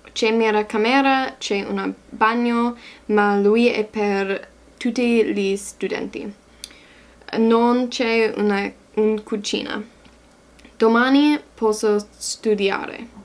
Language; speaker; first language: Italian; non-native, learner; English